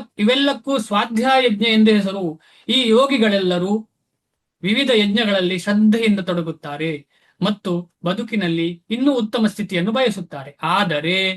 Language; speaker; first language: Kannada; non-native, local second language; Tulu